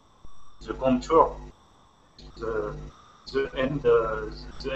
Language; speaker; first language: English; non-native, learner; French